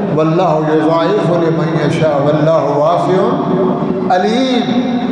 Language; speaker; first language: Urdu; non-native, local second language; Punjabi